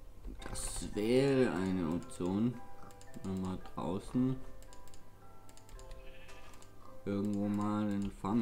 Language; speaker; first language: German; native; German